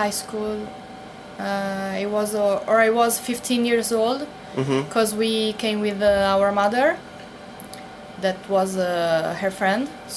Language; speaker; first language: English; non-native, learner; Italian